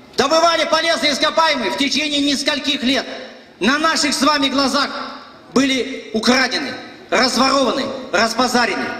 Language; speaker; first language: Russian; non-native, local second language; Kazakh